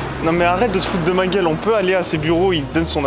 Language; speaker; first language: French; native; French